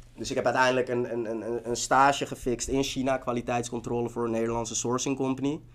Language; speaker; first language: Dutch; early bilingual, other home language; Tigrinya